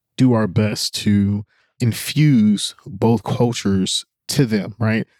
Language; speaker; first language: English; native; English